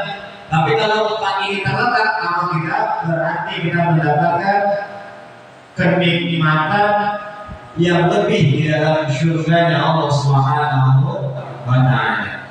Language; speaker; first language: Indonesian; native; Indonesian